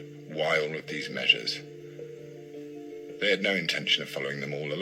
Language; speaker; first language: English; native; English